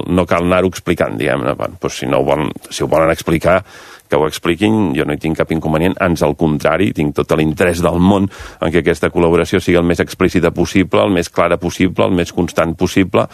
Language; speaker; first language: Catalan; native; Catalan